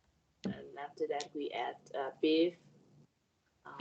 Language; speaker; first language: English; non-native, learner; Vietnamese